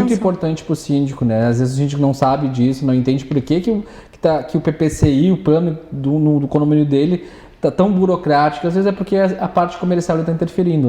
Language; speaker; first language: Portuguese; native; Portuguese